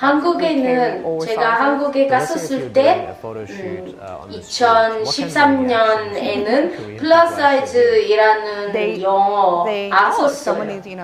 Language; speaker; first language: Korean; non-native, learner; Italian